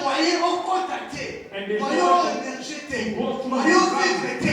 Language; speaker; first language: French; non-native, local second language; Lingala